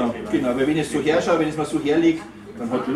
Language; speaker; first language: German; native; German